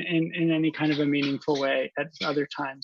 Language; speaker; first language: English; native; English